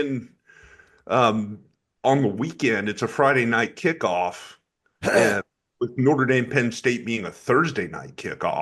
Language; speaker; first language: English; native; English